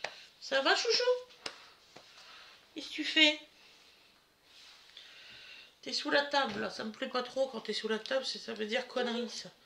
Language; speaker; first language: French; native; French